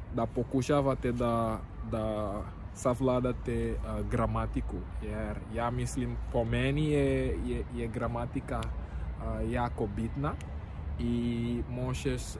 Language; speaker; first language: Serbian; non-native, fluent; Dutch